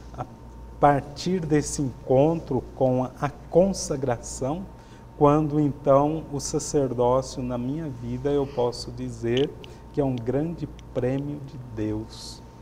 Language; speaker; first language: Portuguese; native; Portuguese